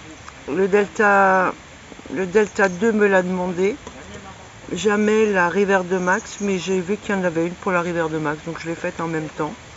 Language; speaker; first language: French; native; French